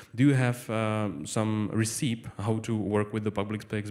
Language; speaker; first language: English; non-native, fluent; Czech